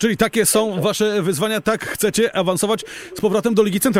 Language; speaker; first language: Polish; native; Polish